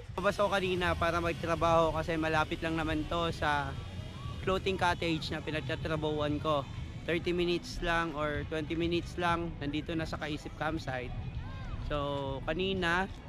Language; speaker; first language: Filipino; non-native, local second language; Cebuano